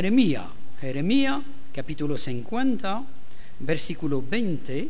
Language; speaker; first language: Spanish; non-native, fluent; French